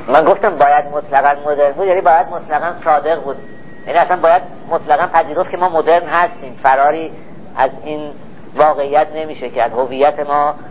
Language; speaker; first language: Persian; native; Persian